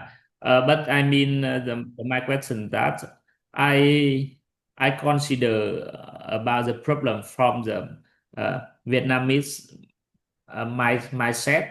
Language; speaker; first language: English; non-native, learner; Vietnamese